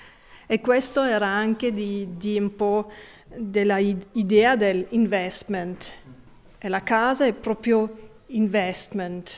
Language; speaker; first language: Italian; non-native, fluent; English